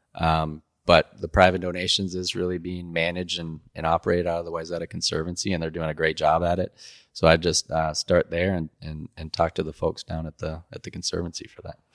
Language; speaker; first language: English; native; English